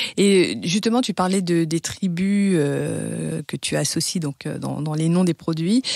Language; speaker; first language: French; native; French